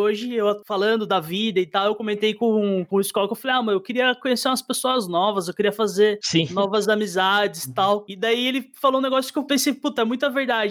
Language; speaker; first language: Portuguese; native; Portuguese